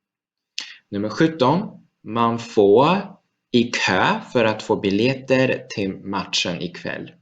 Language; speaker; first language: Swedish; non-native, fluent; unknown